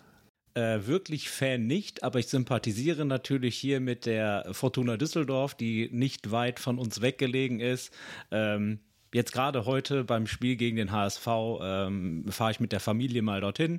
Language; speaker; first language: German; native; German